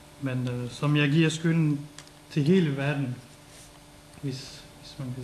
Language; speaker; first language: Danish; non-native, fluent; Kurdish